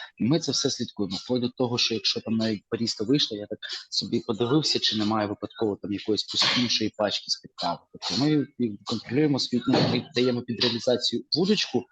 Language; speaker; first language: Ukrainian; native; Ukrainian